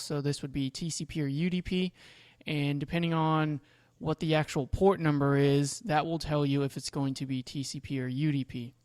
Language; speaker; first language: English; native; English